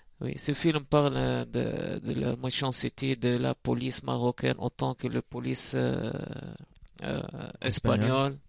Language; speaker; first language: French; non-native, learner; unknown